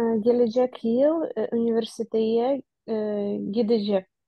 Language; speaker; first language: Turkish; non-native, learner; Ukrainian